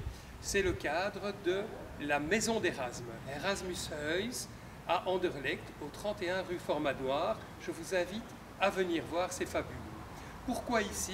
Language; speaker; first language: French; native; French